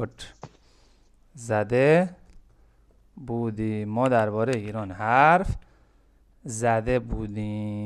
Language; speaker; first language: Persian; non-native, fluent; Urdu